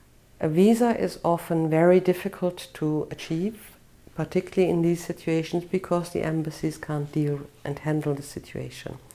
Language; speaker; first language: English; non-native, fluent; German